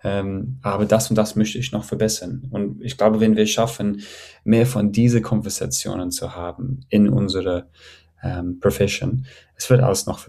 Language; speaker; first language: German; non-native, fluent; English